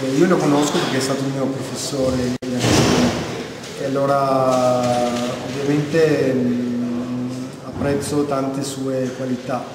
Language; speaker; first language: Italian; non-native, fluent; Albanian